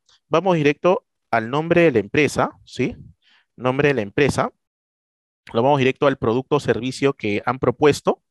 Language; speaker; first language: Spanish; native; Spanish